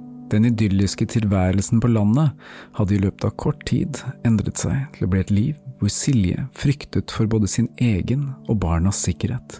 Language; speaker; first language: Norwegian; native; Norwegian